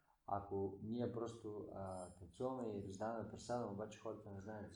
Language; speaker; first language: Bulgarian; native; Bulgarian